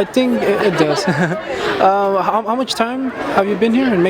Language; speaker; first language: English; non-native, learner; Spanish